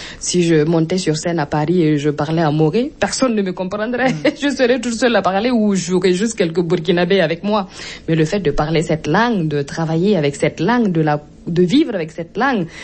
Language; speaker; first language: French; non-native, local second language; Mossi